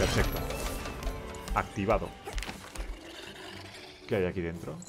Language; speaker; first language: Spanish; native; Spanish